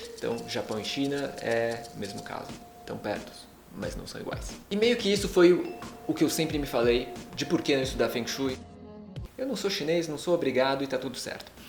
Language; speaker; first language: Portuguese; native; Portuguese